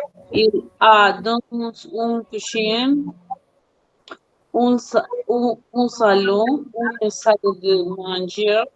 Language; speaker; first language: French; non-native, learner; Spanish